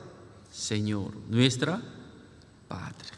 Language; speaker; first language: Spanish; non-native, learner; Korean